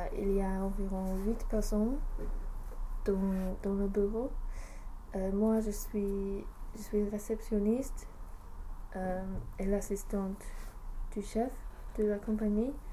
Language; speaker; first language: French; non-native, learner; English